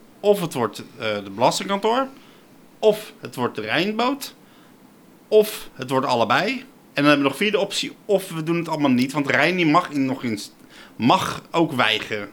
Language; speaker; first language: Dutch; native; Dutch